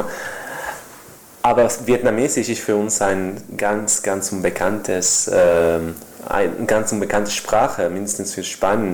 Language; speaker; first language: German; non-native, fluent; Spanish